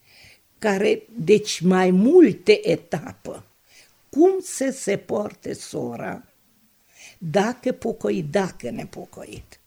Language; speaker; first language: Romanian; non-native, local second language; Hungarian